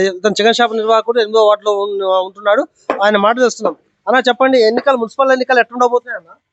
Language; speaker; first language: Telugu; native; Telugu